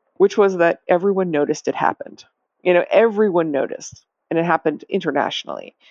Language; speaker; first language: English; native; English